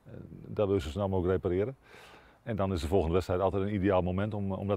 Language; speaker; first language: Dutch; native; Dutch